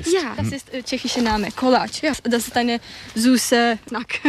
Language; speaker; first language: German; non-native, learner; Czech